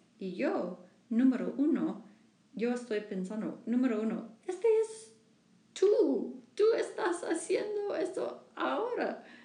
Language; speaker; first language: Spanish; non-native, learner; English